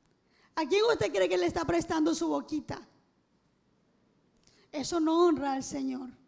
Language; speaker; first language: Spanish; native; Spanish